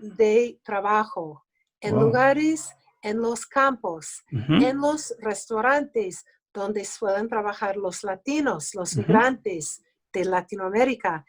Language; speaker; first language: Spanish; early bilingual, other home language; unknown